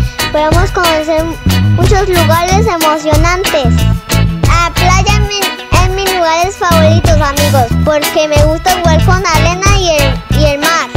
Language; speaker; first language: Spanish; early bilingual, heritage; Spanish